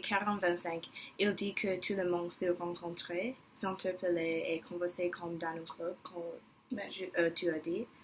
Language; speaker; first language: French; non-native, learner; English